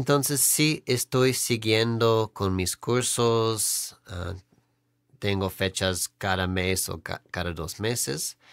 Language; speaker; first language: Spanish; non-native, fluent; English